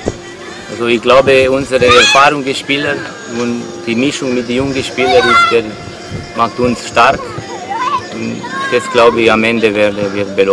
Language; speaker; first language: German; non-native, learner; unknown